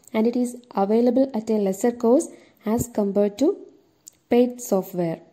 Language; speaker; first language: English; non-native, local second language; Malayalam